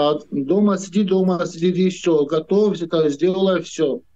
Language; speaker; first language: Russian; non-native, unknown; Turkish